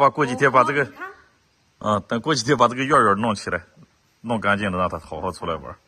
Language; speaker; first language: Chinese; native; Chinese